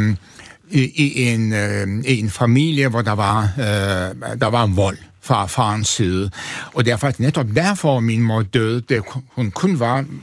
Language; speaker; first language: Danish; non-native, fluent; Turkish